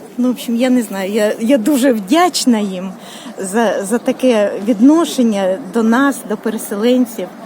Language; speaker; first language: Ukrainian; non-native, local second language; Russian